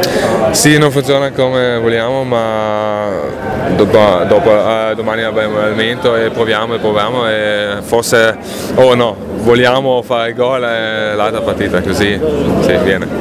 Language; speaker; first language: Italian; non-native, local second language; German